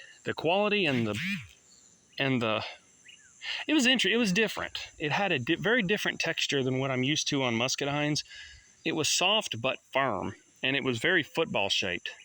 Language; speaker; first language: English; native; English